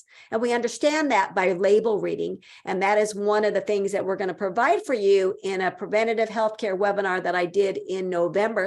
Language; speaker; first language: English; native; English